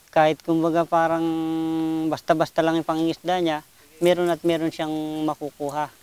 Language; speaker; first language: Filipino; non-native, local second language; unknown